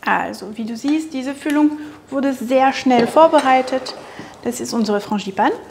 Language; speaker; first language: German; non-native, fluent; French